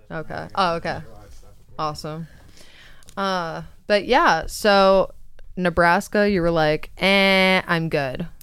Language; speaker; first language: English; native; English